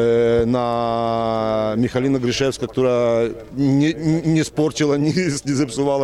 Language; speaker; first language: Polish; non-native, learner; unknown